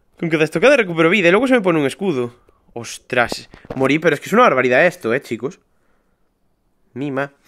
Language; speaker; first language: Spanish; native; Spanish